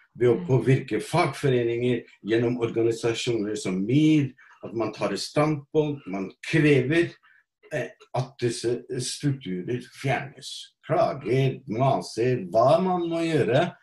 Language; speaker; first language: Norwegian; non-native, fluent; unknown